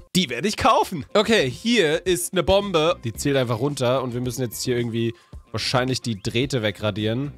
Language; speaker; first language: German; native; German